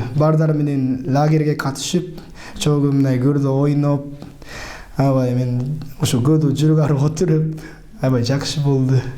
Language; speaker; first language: Kyrgyz; non-native, learner; Japanese